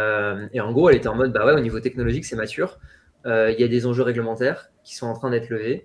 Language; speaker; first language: French; native; French